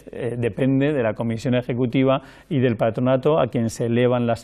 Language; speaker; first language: Spanish; native; Spanish